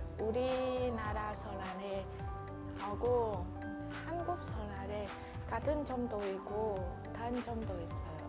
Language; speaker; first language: Korean; non-native, learner; Vietnamese